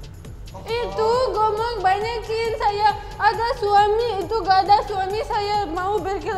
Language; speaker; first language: Indonesian; non-native, learner; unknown